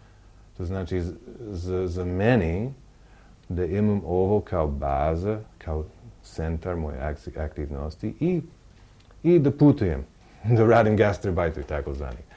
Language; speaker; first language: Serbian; non-native, learner; English